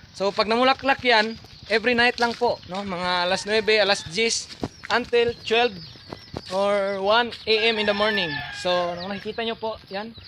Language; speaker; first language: Filipino; non-native, local second language; Cebuano